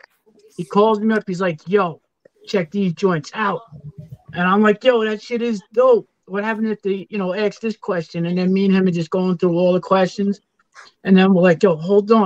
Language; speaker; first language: English; native; English